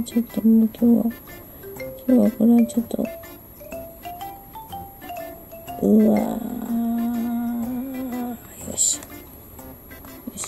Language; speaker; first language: Japanese; native; Japanese